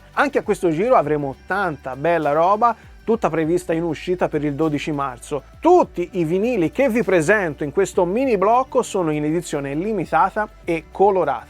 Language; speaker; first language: Italian; native; Italian